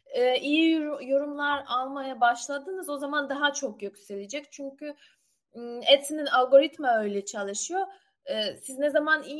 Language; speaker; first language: Turkish; non-native, learner; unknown